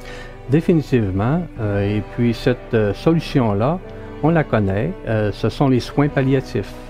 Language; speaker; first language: French; native; French